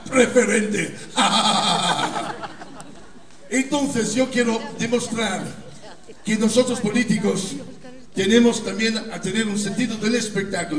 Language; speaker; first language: Spanish; non-native, fluent; Italian